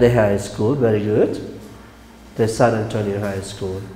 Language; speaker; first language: English; non-native, fluent; Spanish